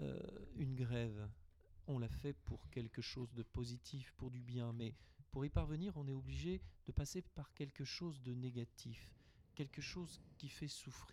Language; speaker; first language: French; native; French